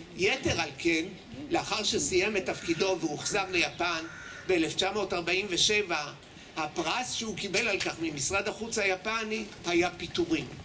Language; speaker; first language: Hebrew; native; Hebrew